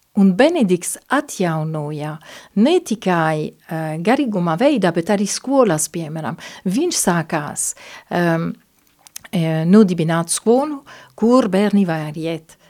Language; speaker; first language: Latvian; non-native, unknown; Italian